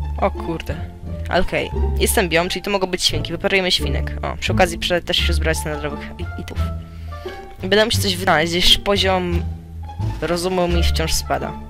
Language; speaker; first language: Polish; native; Polish